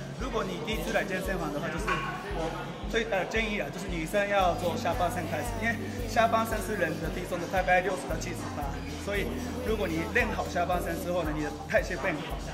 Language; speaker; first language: Chinese; non-native, fluent; Japanese